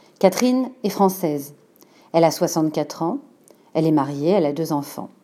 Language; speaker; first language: French; native; French